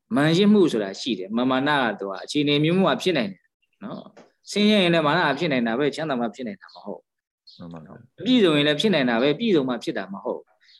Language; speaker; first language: Burmese; native; Burmese